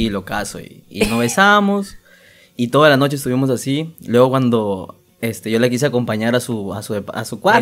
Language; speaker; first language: Spanish; native; Spanish